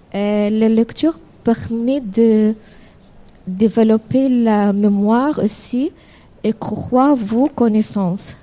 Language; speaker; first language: French; non-native, learner; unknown